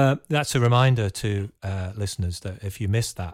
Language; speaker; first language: English; native; English